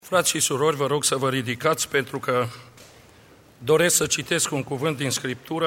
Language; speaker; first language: Romanian; native; Romanian